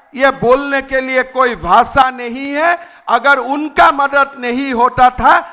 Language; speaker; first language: Hindi; non-native, local second language; Assamese